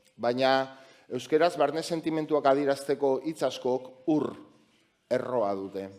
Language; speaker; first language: Basque; non-native, local second language; Spanish